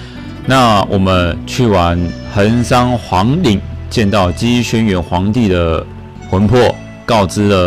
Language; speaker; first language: Chinese; native; Chinese